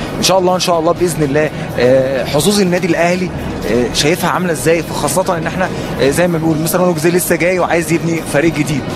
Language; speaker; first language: Arabic; native; Arabic